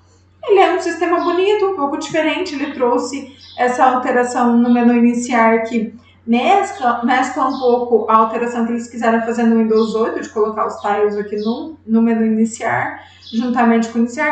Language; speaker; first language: Portuguese; native; Portuguese